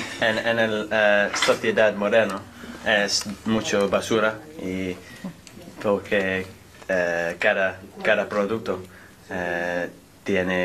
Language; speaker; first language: Spanish; non-native, learner; English